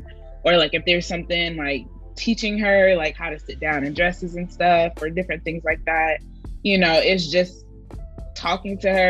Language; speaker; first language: English; native; English